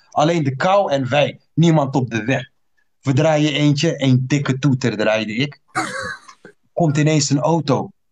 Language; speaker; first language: Dutch; early bilingual, other home language; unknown